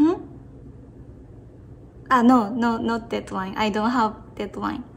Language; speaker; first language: English; non-native, learner; Japanese